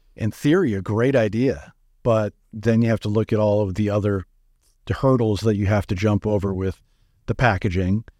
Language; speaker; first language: English; native; English